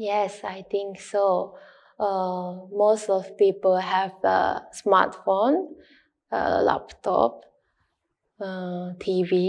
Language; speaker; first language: English; non-native, learner; Japanese